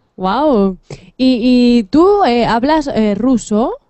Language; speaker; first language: Spanish; native; Spanish